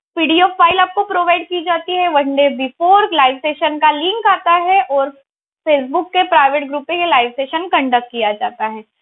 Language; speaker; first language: Hindi; non-native, local second language; Marathi